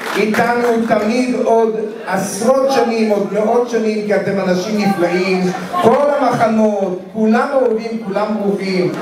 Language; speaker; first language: Hebrew; native; Hebrew